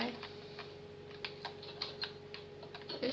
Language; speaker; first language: French; native; French